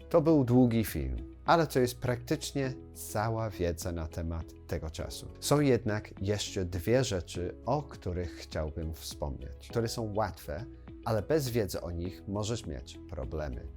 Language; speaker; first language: Polish; non-native, fluent; English